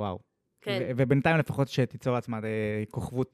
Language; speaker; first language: Hebrew; native; Hebrew